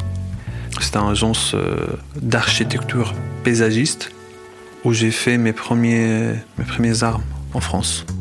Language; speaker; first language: French; non-native, fluent; Arabic